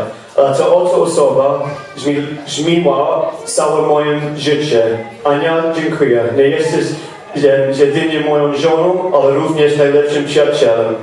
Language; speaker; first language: Polish; non-native, learner; English